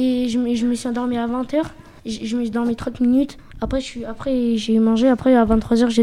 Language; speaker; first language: French; native; French